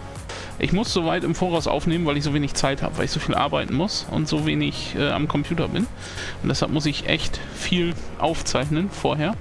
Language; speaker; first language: German; native; German